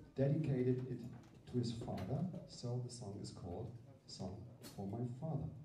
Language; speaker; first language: English; non-native, fluent; German